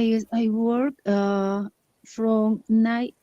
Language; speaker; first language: English; non-native, learner; Spanish